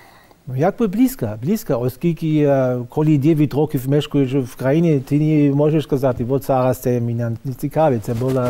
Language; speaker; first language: Ukrainian; non-native, fluent; German